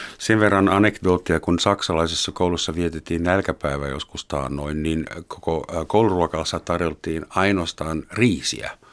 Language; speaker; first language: Finnish; non-native, fluent; German